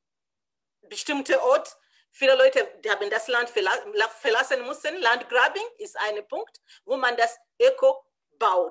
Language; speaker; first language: German; non-native, learner; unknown